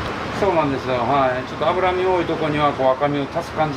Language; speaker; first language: Japanese; native; Japanese